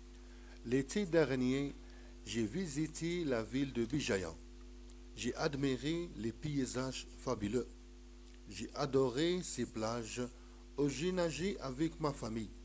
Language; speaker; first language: French; non-native, local second language; Arabic